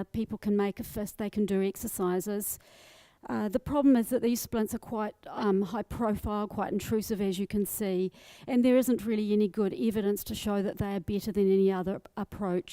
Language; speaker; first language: English; native; English